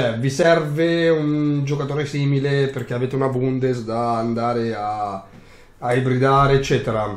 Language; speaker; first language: Italian; native; Italian